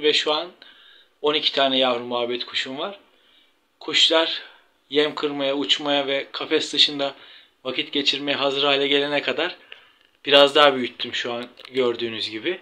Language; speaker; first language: Turkish; native; Turkish